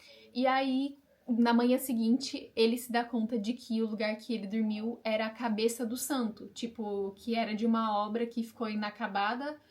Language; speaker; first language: Portuguese; native; Portuguese